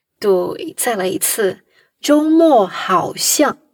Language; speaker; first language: Chinese; non-native, fluent; Portuguese